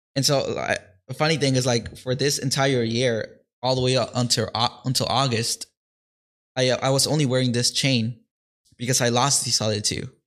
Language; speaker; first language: English; early bilingual, other home language; Spanish